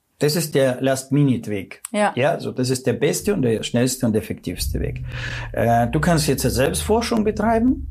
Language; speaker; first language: German; non-native, fluent; Russian